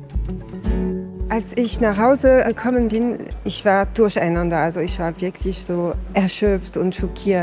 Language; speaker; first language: German; non-native, fluent; French